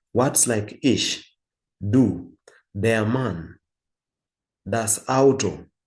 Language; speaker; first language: German; non-native, fluent; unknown